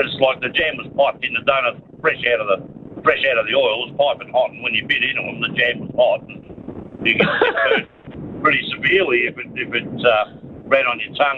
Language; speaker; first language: English; native; English